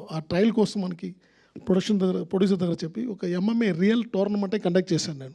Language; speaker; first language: Telugu; non-native, fluent; Tamil